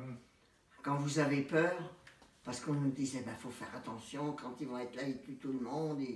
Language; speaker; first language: French; native; French